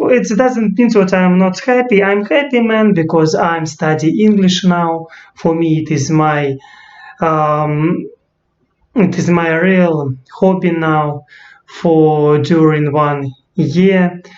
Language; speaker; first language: English; non-native, learner; Russian